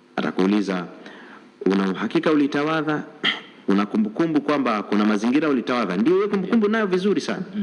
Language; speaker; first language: Swahili; native; Swahili